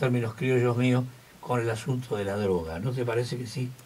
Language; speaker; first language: Spanish; native; Spanish